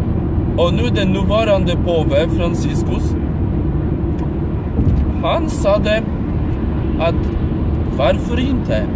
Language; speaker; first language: Swedish; non-native, fluent; Polish